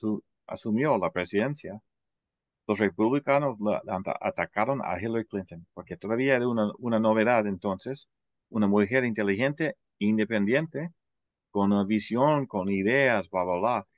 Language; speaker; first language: Spanish; non-native, fluent; English